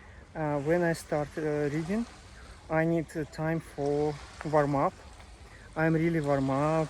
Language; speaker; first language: English; non-native, learner; Russian